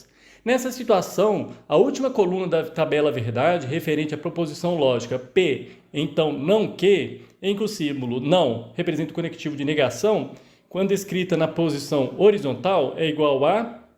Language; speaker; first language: Portuguese; native; Portuguese